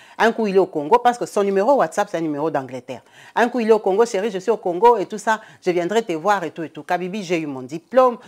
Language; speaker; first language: French; non-native, local second language; Lingala